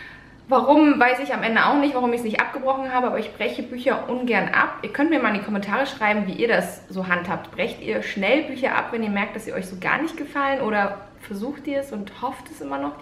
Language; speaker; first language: German; native; German